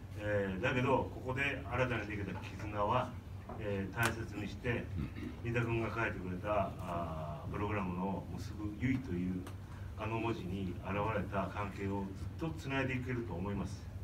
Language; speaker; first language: Japanese; native; Japanese